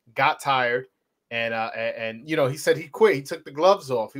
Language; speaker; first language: English; early bilingual, other home language; Spanish